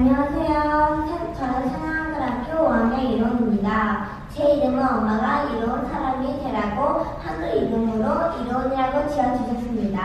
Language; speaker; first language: Korean; early bilingual, heritage; Korean